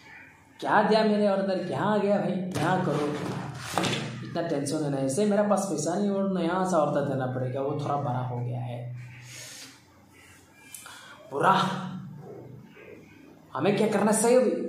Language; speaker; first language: Hindi; non-native, local second language; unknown